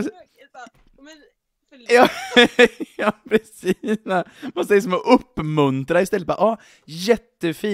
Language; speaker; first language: Swedish; native; Swedish